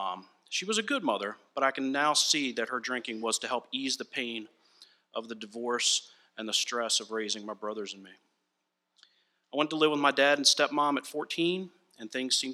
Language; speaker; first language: English; native; English